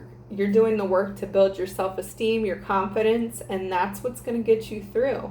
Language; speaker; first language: English; native; English